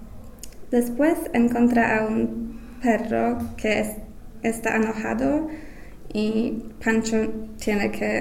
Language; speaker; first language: Spanish; non-native, learner; English